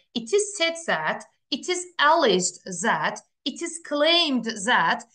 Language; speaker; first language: English; non-native, fluent; Azerbaijani